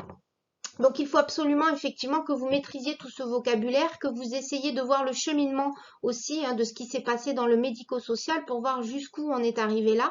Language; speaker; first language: French; native; French